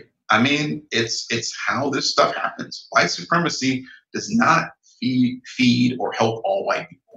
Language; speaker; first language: English; native; English